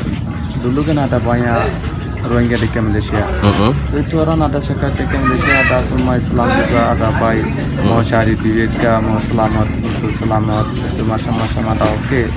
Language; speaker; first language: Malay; non-native, learner; Rohingya